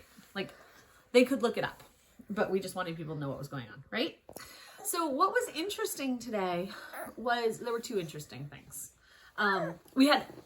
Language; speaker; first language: English; native; English